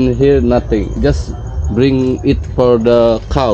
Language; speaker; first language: English; non-native, learner; Balinese